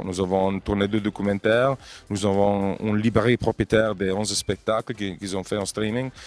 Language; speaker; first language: French; non-native, fluent; Italian